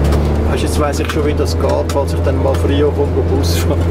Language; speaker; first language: German; native; German